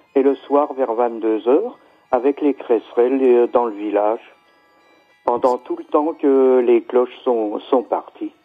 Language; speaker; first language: French; native; French